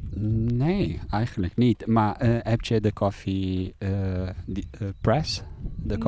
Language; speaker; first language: Dutch; non-native, fluent; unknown